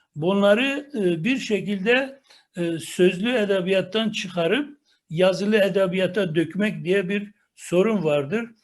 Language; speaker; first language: Turkish; non-native, local second language; Kurdish